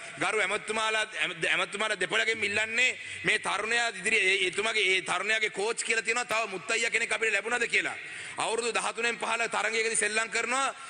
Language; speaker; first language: Sinhala; non-native, local second language; Tamil